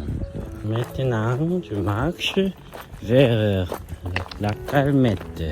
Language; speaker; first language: French; non-native, learner; Korean